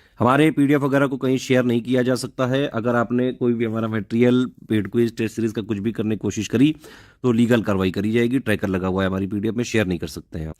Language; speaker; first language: Hindi; native; Hindi